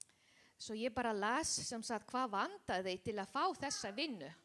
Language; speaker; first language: Icelandic; non-native, learner; Spanish